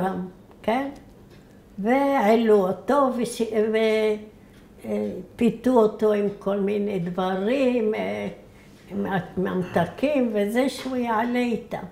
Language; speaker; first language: Hebrew; early bilingual, other home language; Arabic